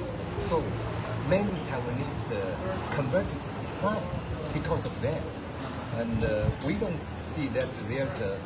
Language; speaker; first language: English; non-native, fluent; Chinese